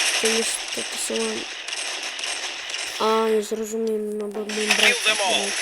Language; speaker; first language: Polish; early bilingual, heritage; Polish